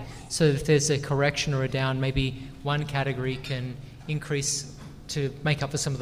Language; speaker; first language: English; native; English